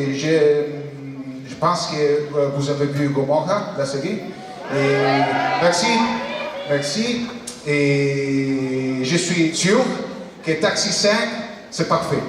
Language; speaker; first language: French; non-native, learner; Italian